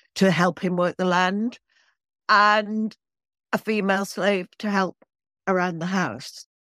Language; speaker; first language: English; native; English